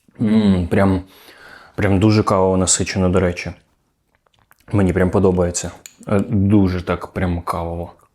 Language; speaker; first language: Ukrainian; native; Ukrainian